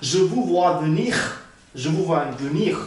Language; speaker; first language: French; non-native, learner; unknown